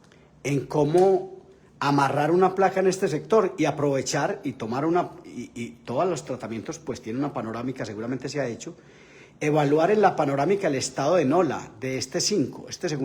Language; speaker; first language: Spanish; native; Spanish